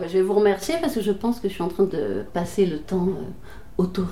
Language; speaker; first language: French; native; French